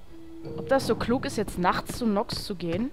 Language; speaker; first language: German; native; German